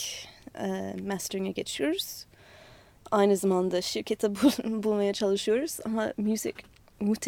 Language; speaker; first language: Turkish; non-native, fluent; English